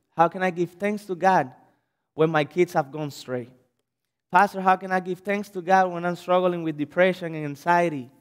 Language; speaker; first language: English; non-native, fluent; Spanish